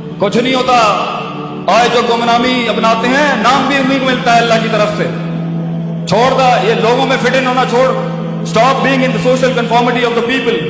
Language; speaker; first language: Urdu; non-native, local second language; Punjabi